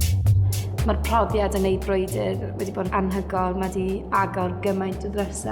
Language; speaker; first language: Welsh; non-native, local second language; English